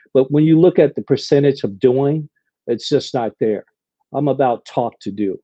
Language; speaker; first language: English; native; English